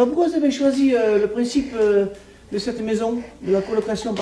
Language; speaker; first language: French; native; French